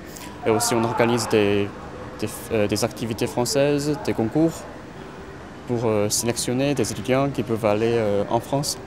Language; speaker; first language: French; non-native, fluent; Chinese